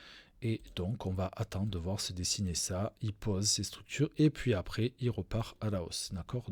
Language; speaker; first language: French; native; French